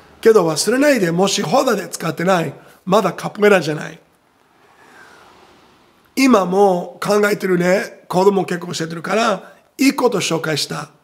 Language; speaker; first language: Japanese; non-native, fluent; Portuguese